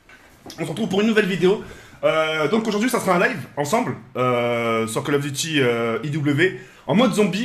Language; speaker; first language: French; native; French